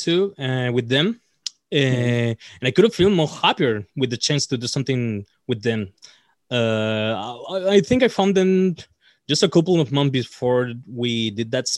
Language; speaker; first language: English; non-native, fluent; Spanish